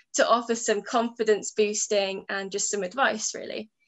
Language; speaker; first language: English; native; English